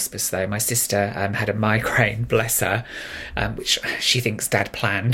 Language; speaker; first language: English; native; English